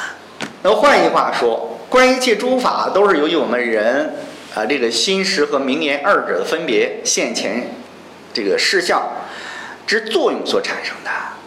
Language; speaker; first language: Chinese; native; Chinese